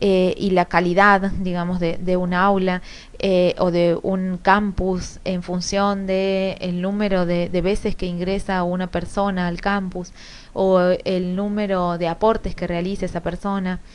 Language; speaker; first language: Spanish; native; Spanish